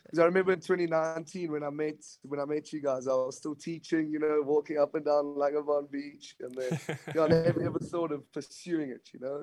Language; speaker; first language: English; native; English